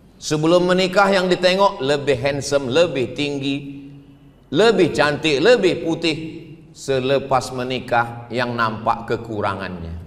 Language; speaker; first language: Malay; native; Malay